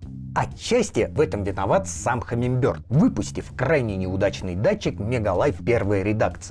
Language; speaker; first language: Russian; native; Russian